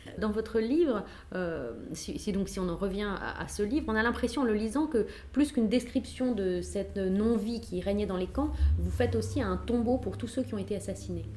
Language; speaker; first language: French; native; French